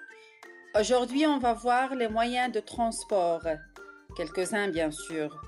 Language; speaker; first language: French; non-native, local second language; Arabic